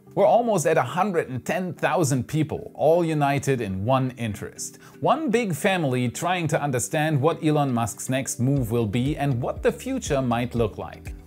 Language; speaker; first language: English; non-native, fluent; German